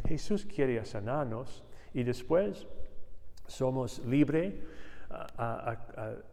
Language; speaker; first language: Spanish; non-native, learner; English